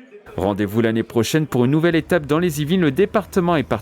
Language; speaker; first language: French; native; French